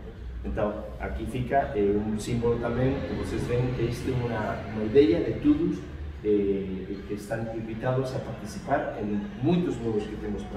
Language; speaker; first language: Portuguese; non-native, fluent; Spanish